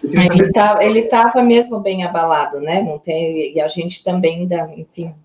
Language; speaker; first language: Portuguese; native; Portuguese